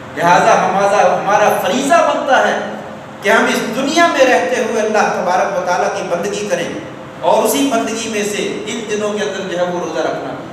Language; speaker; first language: Urdu; non-native, local second language; Northern Hindko